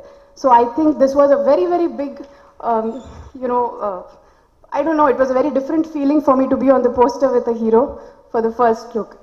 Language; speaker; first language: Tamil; non-native, local second language; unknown